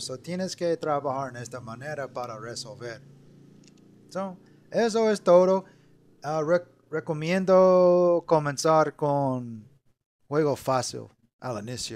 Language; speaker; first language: Spanish; non-native, learner; English